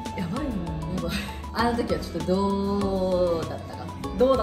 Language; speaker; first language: Japanese; native; Japanese